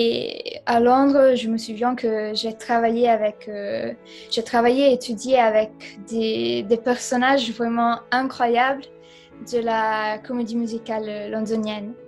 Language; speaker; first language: French; non-native, fluent; Italian